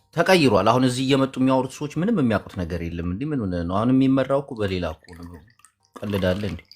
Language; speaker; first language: Amharic; non-native, local second language; Tigrinya